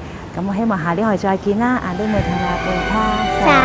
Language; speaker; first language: Cantonese; non-native, fluent; Thai